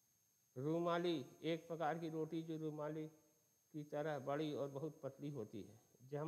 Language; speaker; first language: Hindi; native; Hindi